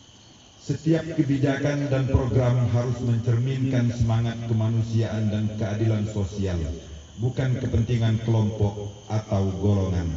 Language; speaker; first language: Indonesian; native; Indonesian